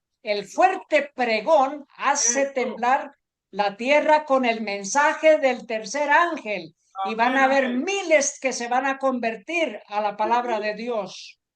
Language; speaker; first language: Spanish; native; Spanish